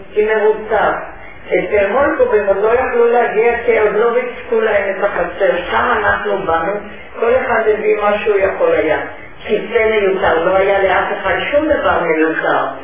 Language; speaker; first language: Hebrew; native; Hebrew